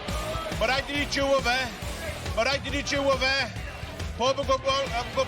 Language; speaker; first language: Welsh; non-native, learner; English